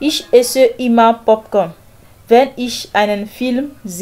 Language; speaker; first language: German; non-native, fluent; French